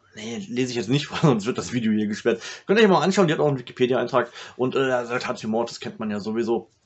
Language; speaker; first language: German; native; German